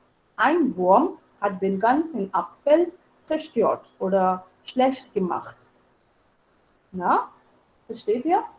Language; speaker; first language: German; non-native, fluent; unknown